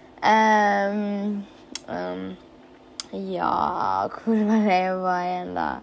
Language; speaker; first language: Norwegian; early bilingual, other home language; Tigrinya